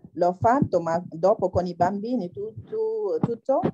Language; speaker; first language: Italian; non-native, fluent; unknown